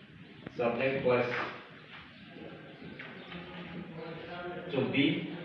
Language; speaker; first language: English; non-native, learner; Indonesian